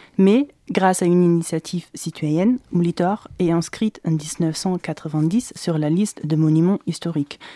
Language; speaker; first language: French; non-native, fluent; German